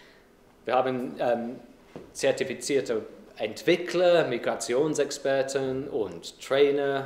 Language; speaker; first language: German; non-native, fluent; English